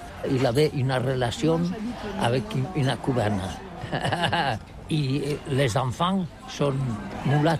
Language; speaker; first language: French; non-native, learner; Catalan